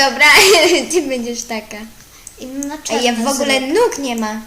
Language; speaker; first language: Polish; native; Polish